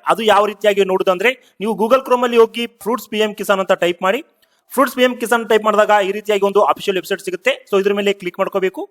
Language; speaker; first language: Kannada; native; Kannada